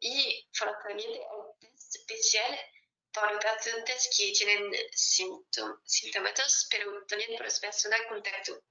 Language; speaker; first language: Spanish; non-native, fluent; French